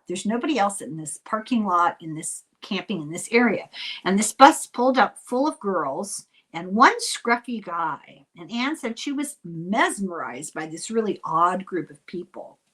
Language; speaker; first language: English; native; English